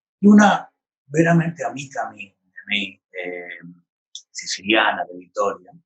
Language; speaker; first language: Italian; non-native, learner; Spanish